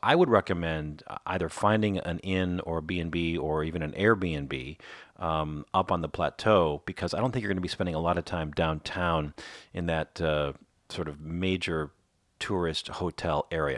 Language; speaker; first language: English; native; English